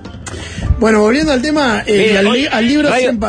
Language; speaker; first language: Spanish; native; Spanish